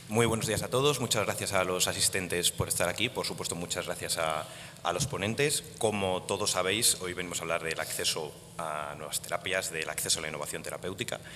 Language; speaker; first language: Spanish; native; Spanish